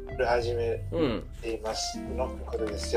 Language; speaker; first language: Japanese; non-native, learner; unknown